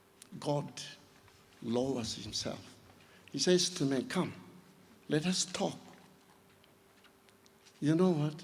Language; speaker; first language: English; non-native, local second language; Shona